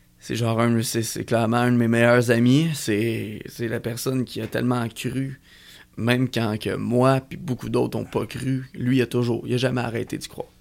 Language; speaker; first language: French; native; French